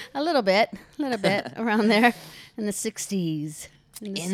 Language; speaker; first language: English; early bilingual, other home language; Filipino